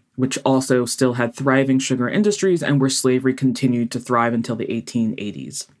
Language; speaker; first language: English; native; English